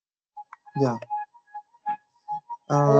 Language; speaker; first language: English; non-native, learner; Spanish